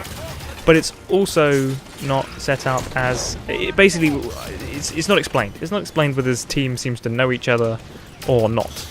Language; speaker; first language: English; native; English